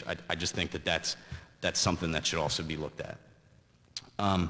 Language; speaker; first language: English; native; English